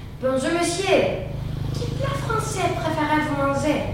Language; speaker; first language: French; non-native, learner; Greek